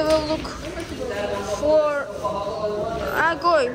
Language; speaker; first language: English; non-native, learner; Azerbaijani